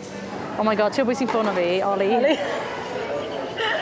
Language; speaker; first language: Welsh; native; Welsh